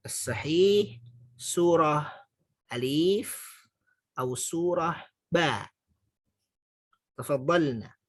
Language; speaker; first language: Arabic; non-native, fluent; Indonesian